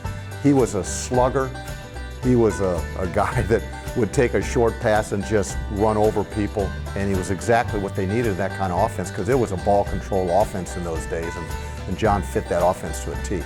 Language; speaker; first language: English; native; English